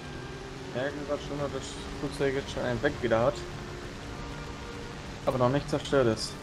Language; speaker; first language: German; native; German